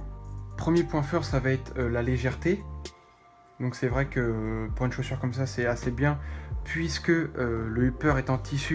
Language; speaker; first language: French; native; French